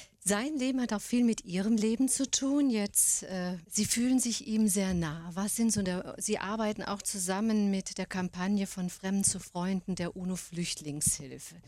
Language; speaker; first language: German; native; German